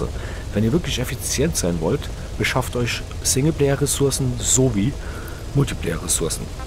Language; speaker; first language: German; native; German